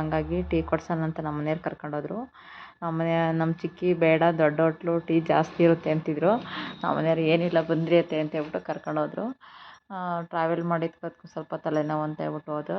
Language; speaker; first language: Kannada; native; Kannada